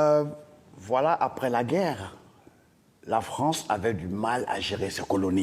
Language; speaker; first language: French; non-native, local second language; Dyula